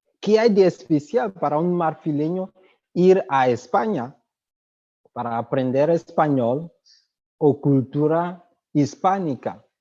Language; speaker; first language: Spanish; non-native, fluent; French